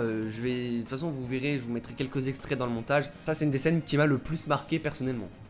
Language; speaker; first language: French; native; French